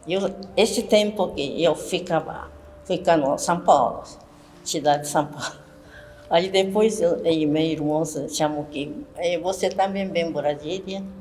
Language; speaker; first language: Portuguese; non-native, learner; Japanese